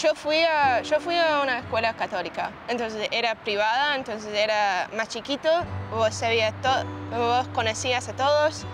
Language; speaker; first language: Spanish; early bilingual, heritage; Spanish